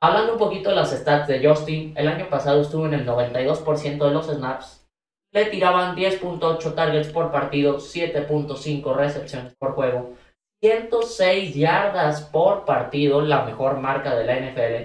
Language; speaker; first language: Spanish; native; Spanish